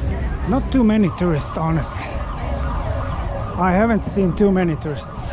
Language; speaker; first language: English; non-native, fluent; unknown